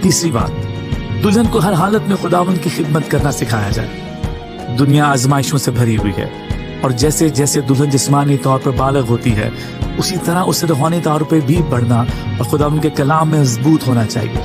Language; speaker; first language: Urdu; native; Urdu